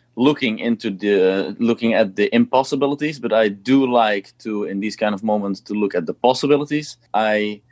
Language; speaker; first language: English; non-native, fluent; Dutch